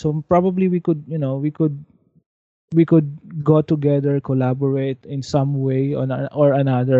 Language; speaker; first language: English; non-native, local second language; Filipino